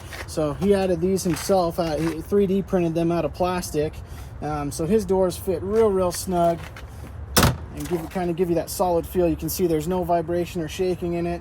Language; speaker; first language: English; native; English